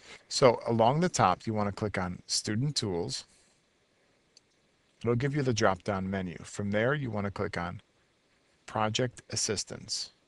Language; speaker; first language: English; native; English